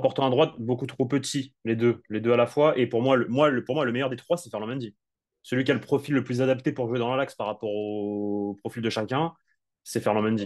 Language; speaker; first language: French; native; French